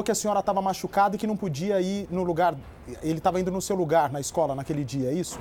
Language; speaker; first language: Portuguese; native; Portuguese